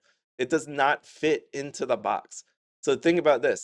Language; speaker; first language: English; native; English